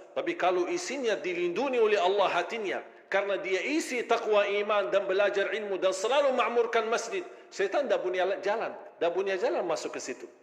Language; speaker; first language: Malay; non-native, fluent; Arabic